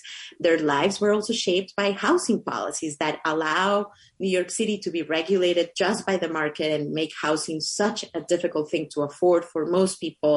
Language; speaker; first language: English; non-native, fluent; Spanish